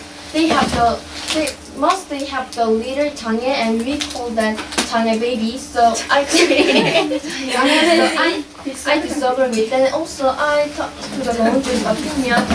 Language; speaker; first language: English; non-native, learner; Korean